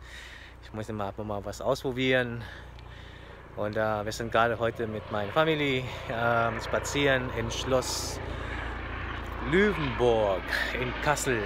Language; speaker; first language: German; non-native, fluent; Filipino